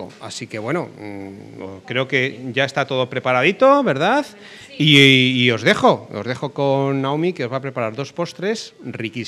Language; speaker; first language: Spanish; native; Spanish